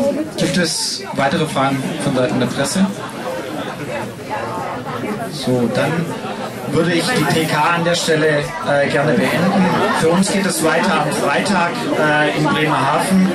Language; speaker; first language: German; native; German